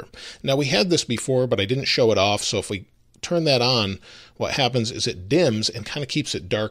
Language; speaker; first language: English; native; English